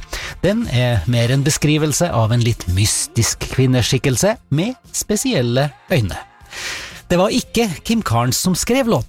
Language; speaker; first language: Norwegian; native; Norwegian